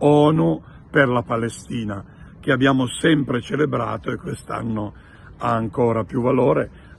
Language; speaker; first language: Italian; native; Italian